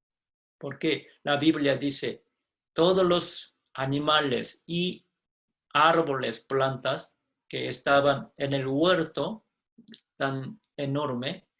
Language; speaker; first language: Spanish; non-native, fluent; Korean